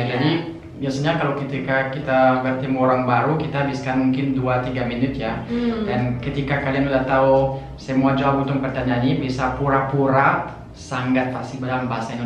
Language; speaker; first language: Indonesian; non-native, fluent; French